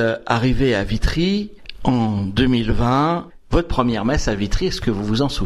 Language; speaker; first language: French; native; French